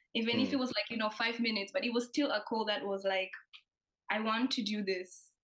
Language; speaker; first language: English; non-native, local second language; Swahili